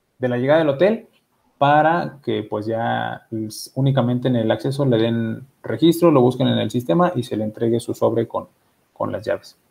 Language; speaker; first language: Spanish; native; Spanish